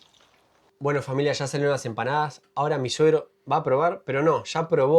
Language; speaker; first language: Spanish; native; Spanish